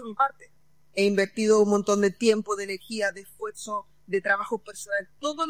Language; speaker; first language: Spanish; native; Spanish